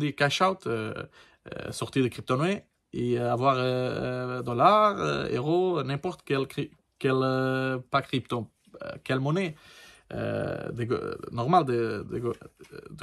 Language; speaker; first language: French; non-native, learner; Portuguese